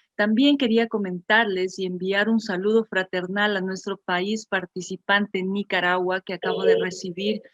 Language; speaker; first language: Spanish; native; Spanish